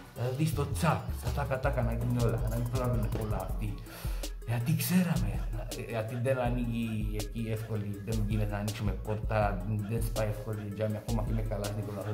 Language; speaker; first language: Greek; non-native, fluent; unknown